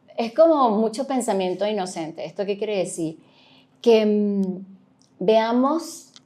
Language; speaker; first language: Spanish; native; Spanish